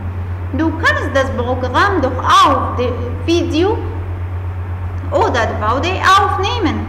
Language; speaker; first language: German; non-native, fluent; Arabic